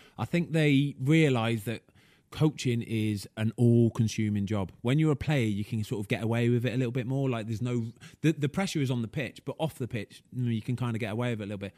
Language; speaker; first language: English; native; English